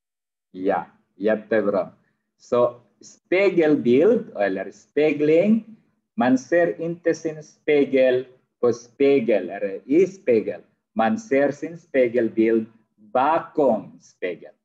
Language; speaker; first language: Swedish; non-native, fluent; Arabic